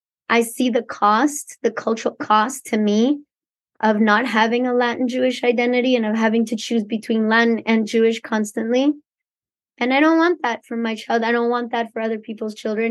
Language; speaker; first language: English; early bilingual, other home language; Spanish